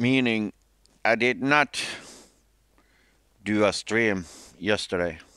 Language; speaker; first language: English; non-native, fluent; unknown